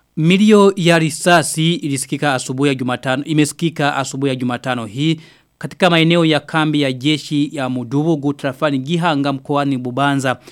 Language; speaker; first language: Swahili; non-native, local second language; Rundi